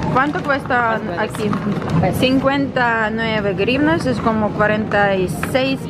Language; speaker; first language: Spanish; non-native, fluent; Ukrainian